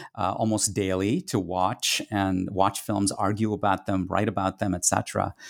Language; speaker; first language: English; non-native, local second language; Tamil